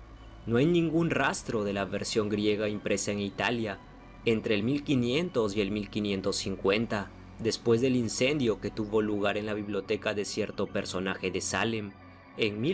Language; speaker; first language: Spanish; native; Spanish